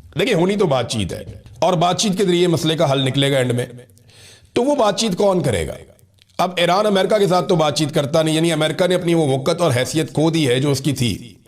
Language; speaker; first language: Urdu; non-native, local second language; Punjabi